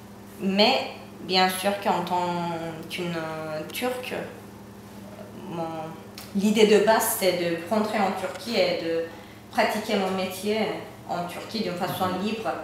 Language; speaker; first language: French; non-native, fluent; Turkish